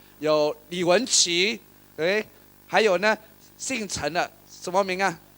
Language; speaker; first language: Chinese; native; Chinese